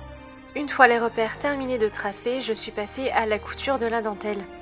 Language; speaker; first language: French; native; French